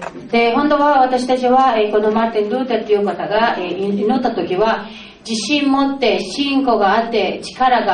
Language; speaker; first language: Japanese; non-native, fluent; Filipino